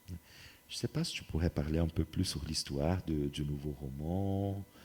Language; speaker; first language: French; non-native, fluent; Portuguese